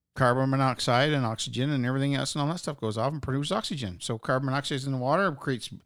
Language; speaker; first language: English; native; English